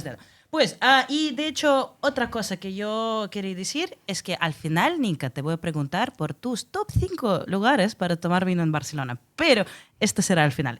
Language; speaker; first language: Spanish; non-native, fluent; Russian